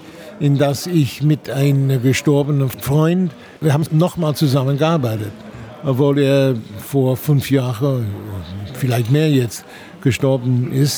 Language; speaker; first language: German; non-native, fluent; English